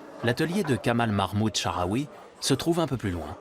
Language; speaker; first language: French; native; French